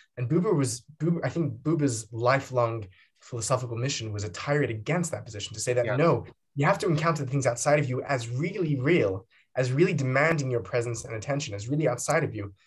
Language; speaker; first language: English; native; English